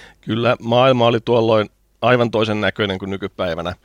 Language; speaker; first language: Finnish; native; Finnish